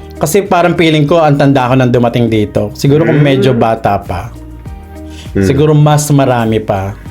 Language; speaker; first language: Filipino; native; Filipino